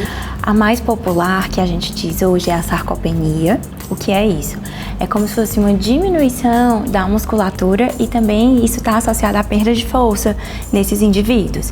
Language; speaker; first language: Portuguese; native; Portuguese